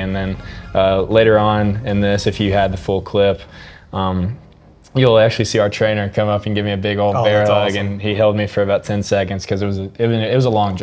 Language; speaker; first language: English; native; English